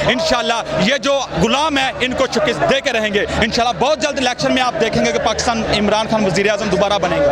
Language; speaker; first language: Urdu; non-native, local second language; Punjabi